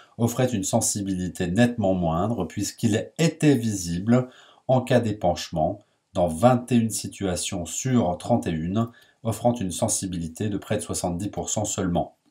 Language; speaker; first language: French; native; French